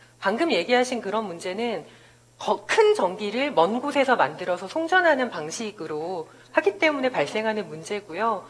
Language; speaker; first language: Korean; native; Korean